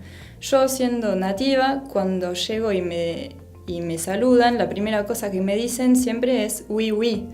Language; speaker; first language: Spanish; non-native, fluent; French